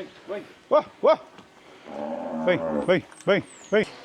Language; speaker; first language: Spanish; native; Spanish